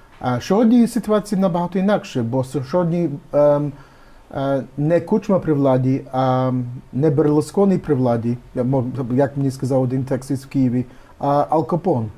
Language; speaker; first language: Ukrainian; early bilingual, heritage; Ukrainian